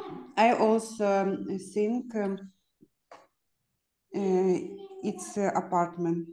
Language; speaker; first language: English; non-native, learner; Ukrainian